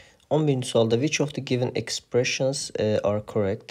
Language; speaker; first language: English; non-native, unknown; Azerbaijani